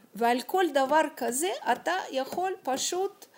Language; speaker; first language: Hebrew; non-native, fluent; Russian